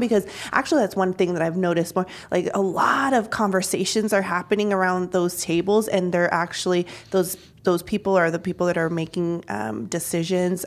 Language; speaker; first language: English; native; English